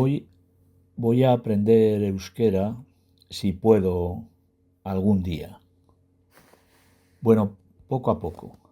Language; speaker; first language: Spanish; non-native, learner; Berber languages